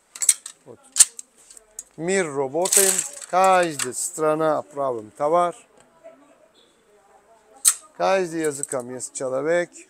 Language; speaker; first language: Russian; non-native, learner; Turkish